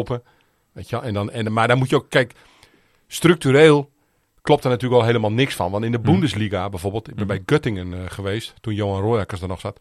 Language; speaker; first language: Dutch; native; Dutch